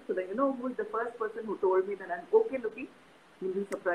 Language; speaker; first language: English; non-native, local second language; Tamil